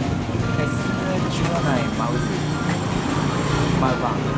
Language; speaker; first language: Vietnamese; non-native, learner; Japanese